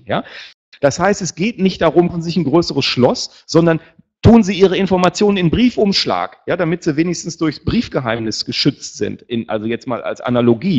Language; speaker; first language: German; native; German